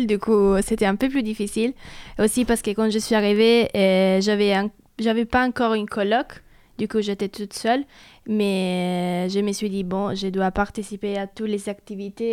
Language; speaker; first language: French; non-native, fluent; Italian